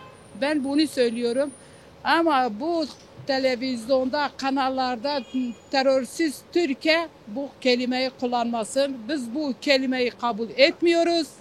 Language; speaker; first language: Turkish; non-native, local second language; Kurdish